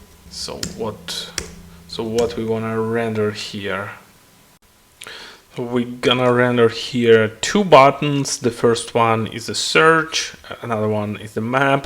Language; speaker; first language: English; non-native, fluent; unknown